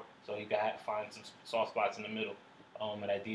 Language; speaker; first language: English; native; English